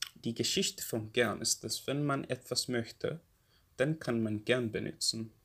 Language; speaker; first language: German; non-native, learner; English